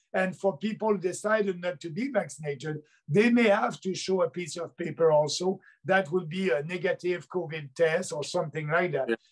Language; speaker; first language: English; native; English